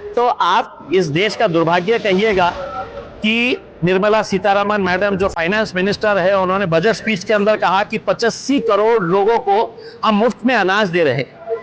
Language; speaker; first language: Hindi; non-native, local second language; Marathi